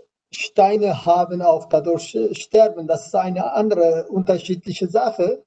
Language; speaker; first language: German; non-native, learner; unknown